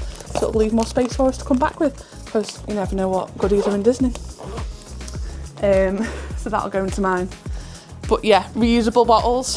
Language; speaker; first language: English; native; English